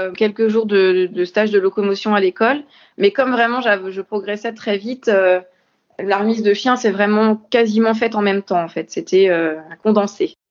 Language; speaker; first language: French; native; French